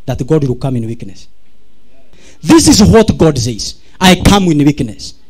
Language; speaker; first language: English; non-native, local second language; Swahili